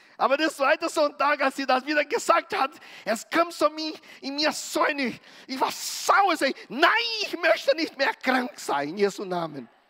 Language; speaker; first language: German; non-native, fluent; Portuguese